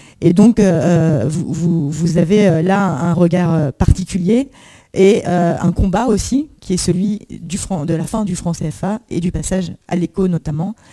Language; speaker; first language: French; native; French